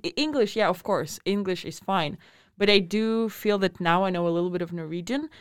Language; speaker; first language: English; non-native, fluent; Russian